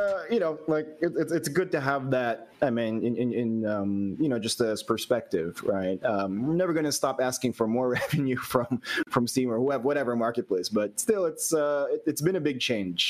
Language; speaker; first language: English; non-native, local second language; Filipino